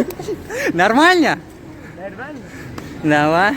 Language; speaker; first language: Russian; non-native, local second language; Uzbek